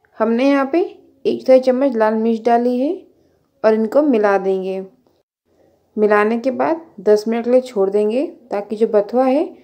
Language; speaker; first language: Hindi; native; Hindi